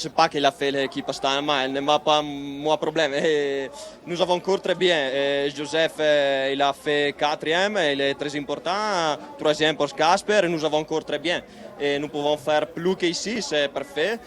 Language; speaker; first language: French; non-native, learner; Italian